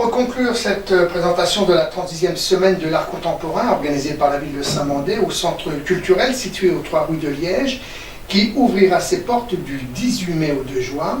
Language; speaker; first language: French; native; French